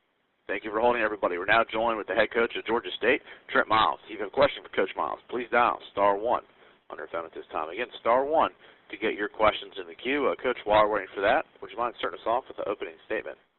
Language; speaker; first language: English; native; English